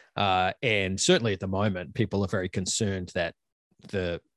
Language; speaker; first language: English; native; English